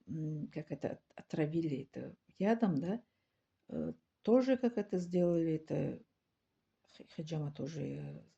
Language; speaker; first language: Russian; non-native, learner; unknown